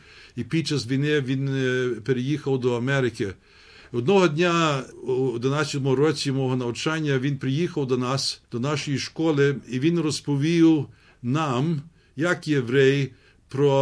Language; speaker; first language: Ukrainian; early bilingual, heritage; Ukrainian